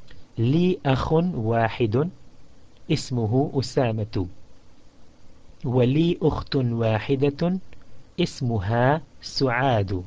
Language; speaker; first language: Arabic; non-native, fluent; English